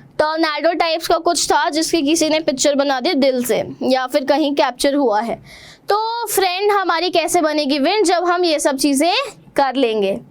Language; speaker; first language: Hindi; native; Hindi